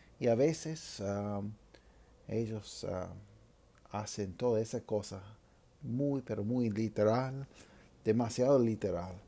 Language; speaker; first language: Spanish; non-native, fluent; English